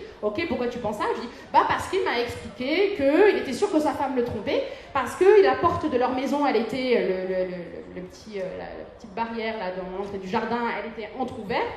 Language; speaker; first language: French; early bilingual, other home language; Arabic